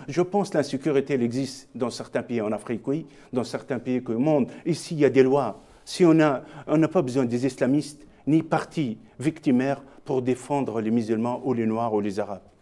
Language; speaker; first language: French; non-native, local second language; Arabic